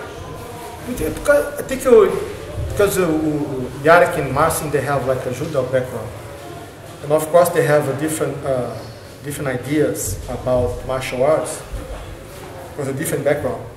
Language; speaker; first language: English; non-native, learner; Portuguese